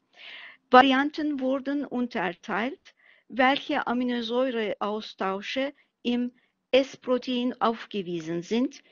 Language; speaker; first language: German; non-native, fluent; Turkish